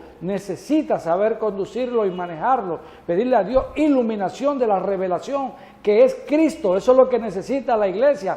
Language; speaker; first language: Spanish; native; Spanish